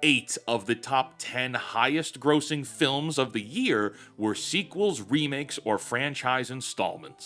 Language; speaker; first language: English; native; English